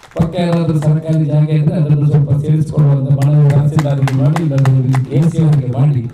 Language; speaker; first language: Kannada; non-native, local second language; Tulu